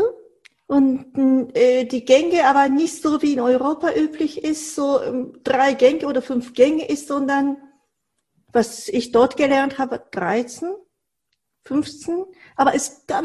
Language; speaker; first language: German; non-native, fluent; Japanese